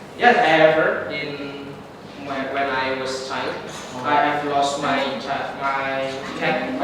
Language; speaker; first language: English; non-native, learner; Indonesian